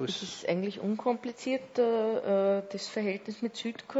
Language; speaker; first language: German; native; German